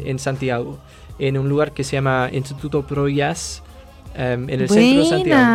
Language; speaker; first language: Spanish; non-native, fluent; English